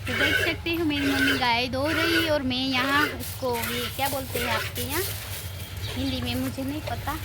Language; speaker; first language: Hindi; non-native, local second language; Gujarati